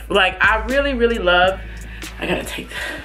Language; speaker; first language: English; native; English